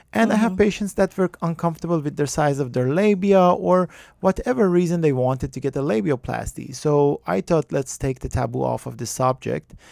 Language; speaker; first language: English; non-native, fluent; Persian